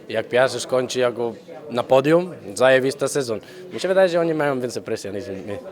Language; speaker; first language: Polish; non-native, fluent; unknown